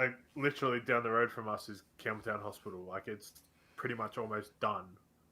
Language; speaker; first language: English; native; English